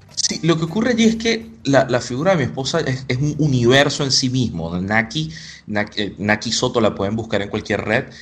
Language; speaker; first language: Spanish; native; Spanish